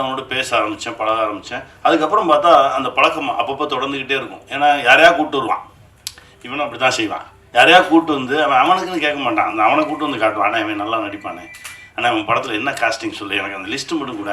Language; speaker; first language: Tamil; native; Tamil